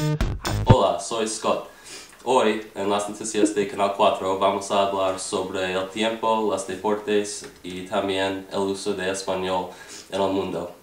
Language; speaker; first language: Spanish; non-native, learner; English